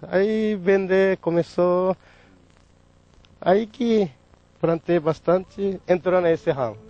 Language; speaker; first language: Portuguese; non-native, learner; Japanese